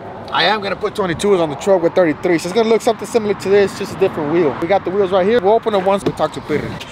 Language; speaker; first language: English; early bilingual, other home language; Spanish